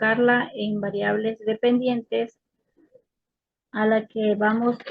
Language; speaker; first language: Spanish; native; Spanish